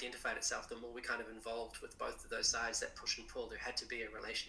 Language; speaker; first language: English; native; English